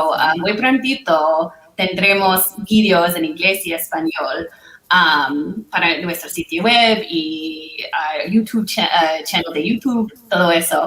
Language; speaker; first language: Spanish; non-native, learner; English